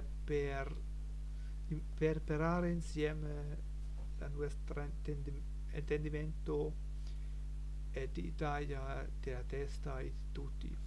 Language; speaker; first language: Italian; non-native, learner; German